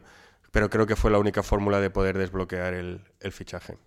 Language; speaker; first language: Spanish; native; Spanish